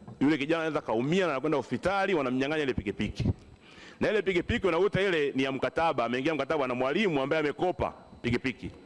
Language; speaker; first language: Swahili; native; Swahili